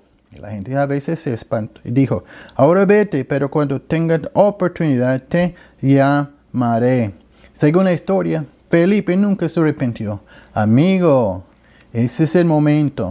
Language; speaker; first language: Spanish; non-native, learner; English